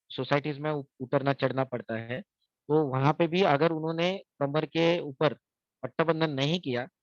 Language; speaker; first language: Hindi; non-native, local second language; Marathi